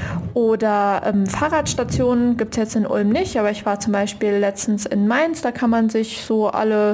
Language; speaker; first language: German; native; German